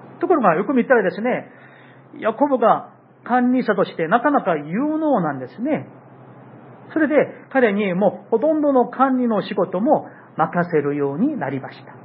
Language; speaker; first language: Japanese; non-native, fluent; Korean